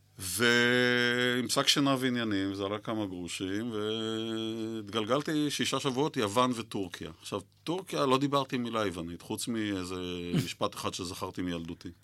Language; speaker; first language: Hebrew; native; Hebrew